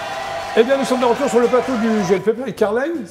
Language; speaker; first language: French; native; French